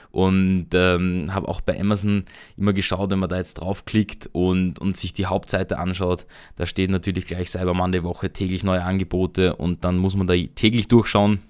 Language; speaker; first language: German; native; German